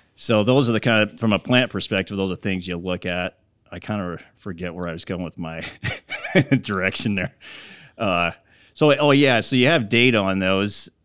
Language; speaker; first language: English; native; English